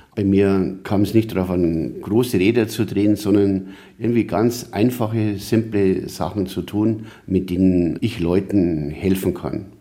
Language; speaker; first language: German; native; German